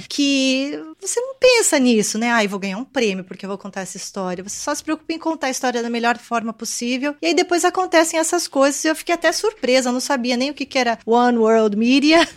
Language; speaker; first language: Portuguese; native; Portuguese